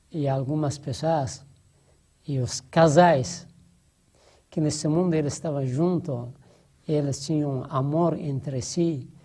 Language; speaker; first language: Portuguese; non-native, fluent; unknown